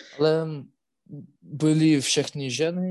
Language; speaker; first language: Czech; non-native, learner; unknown